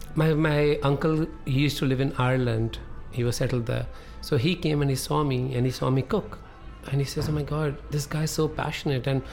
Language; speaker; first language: English; non-native, local second language; Punjabi